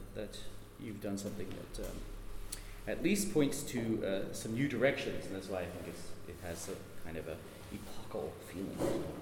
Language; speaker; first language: English; native; English